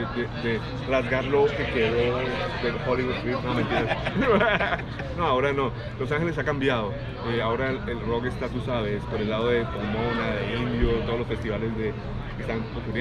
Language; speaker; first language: Spanish; native; Spanish